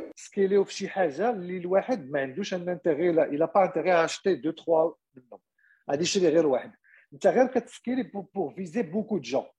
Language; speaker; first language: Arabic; native; Arabic